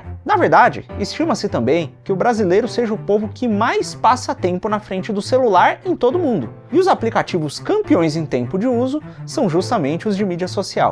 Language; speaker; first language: Portuguese; native; Portuguese